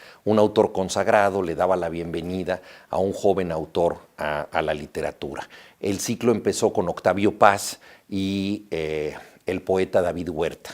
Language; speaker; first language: Spanish; native; Spanish